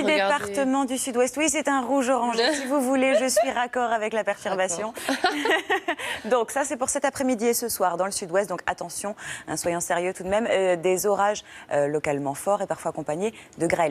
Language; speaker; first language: French; native; French